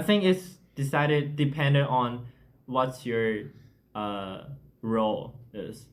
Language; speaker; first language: English; non-native, learner; Chinese